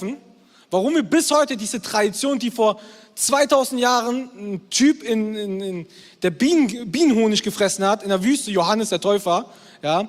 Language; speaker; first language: German; native; German